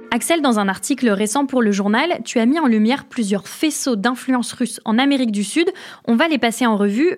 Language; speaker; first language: French; native; French